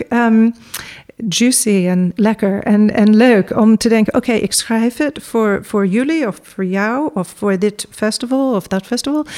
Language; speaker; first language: Dutch; non-native, fluent; English